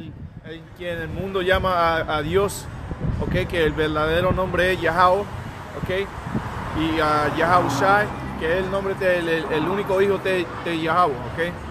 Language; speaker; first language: Spanish; early bilingual, heritage; Spanish